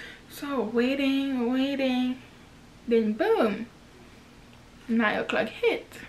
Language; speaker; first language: English; non-native, fluent; Haitian Creole